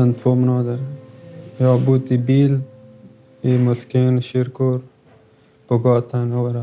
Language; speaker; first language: Swedish; non-native, learner; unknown